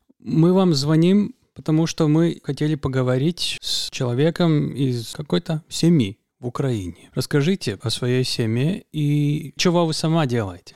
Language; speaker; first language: Russian; non-native, local second language; Latvian